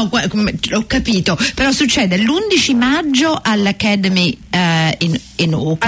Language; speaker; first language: Italian; native; Italian